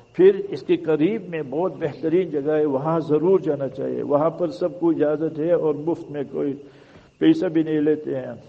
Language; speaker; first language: Urdu; native; Urdu